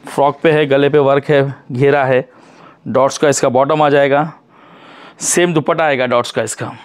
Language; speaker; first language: Hindi; non-native, local second language; Urdu